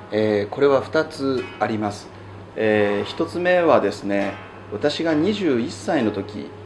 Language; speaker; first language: Japanese; native; Japanese